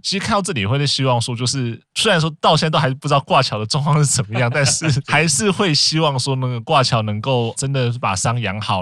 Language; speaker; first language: Chinese; native; Chinese